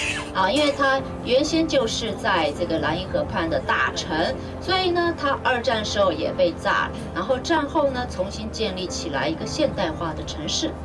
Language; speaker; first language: Chinese; native; Chinese